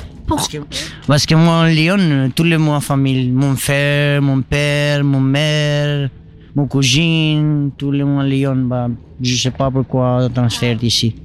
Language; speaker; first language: French; non-native, learner; Albanian